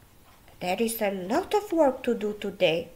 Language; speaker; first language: English; non-native, fluent; Albanian